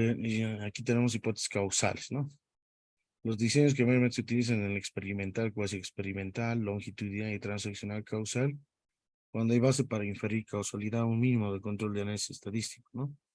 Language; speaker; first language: Spanish; native; Spanish